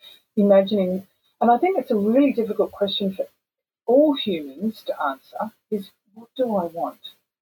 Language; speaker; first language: English; native; English